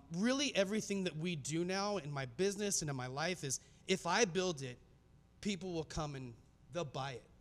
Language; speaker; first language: English; native; English